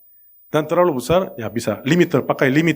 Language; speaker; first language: Indonesian; non-native, fluent; Korean